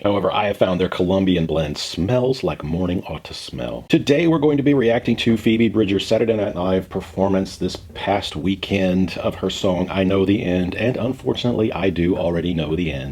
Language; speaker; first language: English; native; English